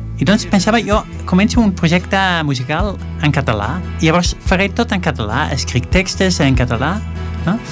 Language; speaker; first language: Catalan; non-native, fluent; Dutch